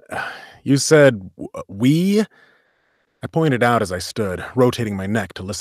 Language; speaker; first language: English; native; English